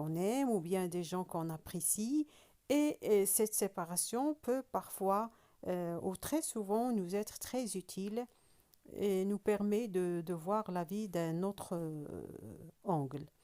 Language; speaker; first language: French; non-native, local second language; Arabic